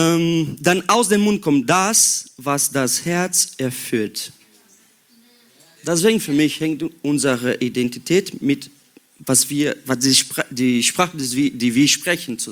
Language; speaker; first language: German; non-native, learner; Portuguese